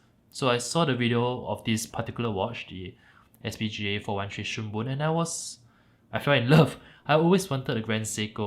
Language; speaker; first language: English; native; English